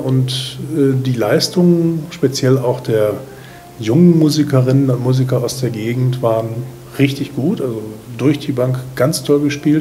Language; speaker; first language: German; native; German